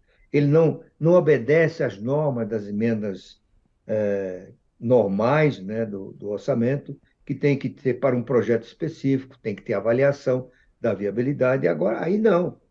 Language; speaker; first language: Portuguese; native; Portuguese